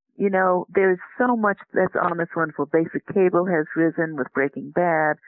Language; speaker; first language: English; native; English